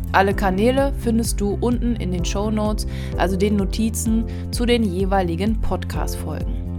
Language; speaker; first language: German; native; German